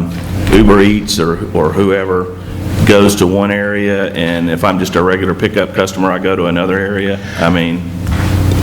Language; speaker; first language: English; native; English